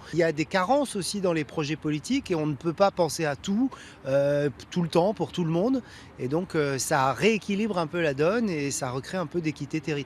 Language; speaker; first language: French; native; French